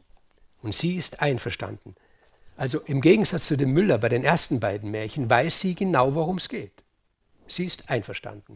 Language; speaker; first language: German; native; German